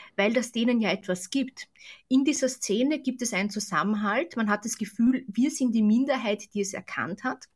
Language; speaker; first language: German; native; German